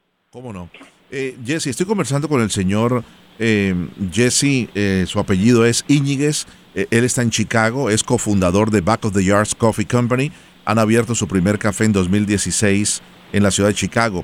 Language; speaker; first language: Spanish; native; Spanish